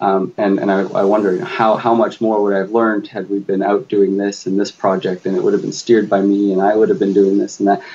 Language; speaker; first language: English; native; English